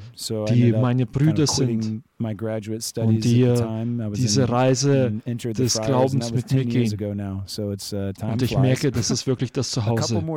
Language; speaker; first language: German; non-native, fluent; English